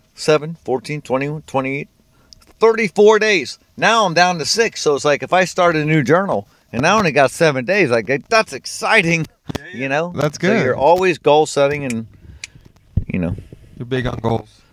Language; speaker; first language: English; native; English